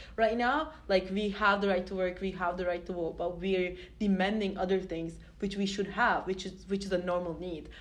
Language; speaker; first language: English; non-native, fluent; Turkish